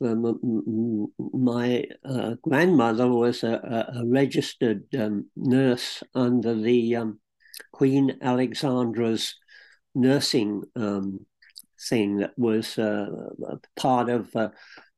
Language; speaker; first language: English; native; English